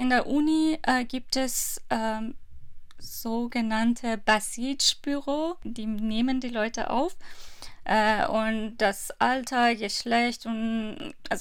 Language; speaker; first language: German; non-native, fluent; Persian